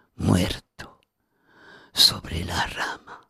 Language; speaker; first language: Spanish; non-native, fluent; French